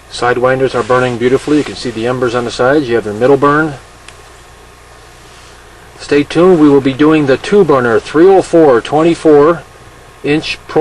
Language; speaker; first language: English; native; English